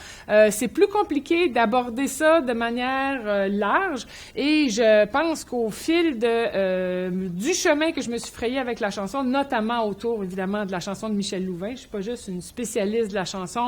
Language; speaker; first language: French; native; French